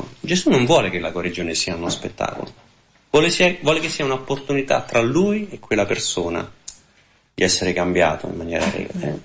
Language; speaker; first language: Italian; native; Italian